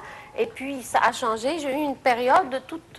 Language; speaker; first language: French; non-native, fluent; Arabic